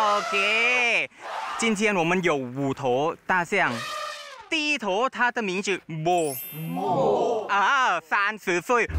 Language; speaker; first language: Chinese; non-native, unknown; Thai